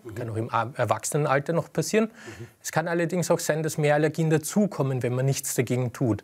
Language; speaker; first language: German; native; German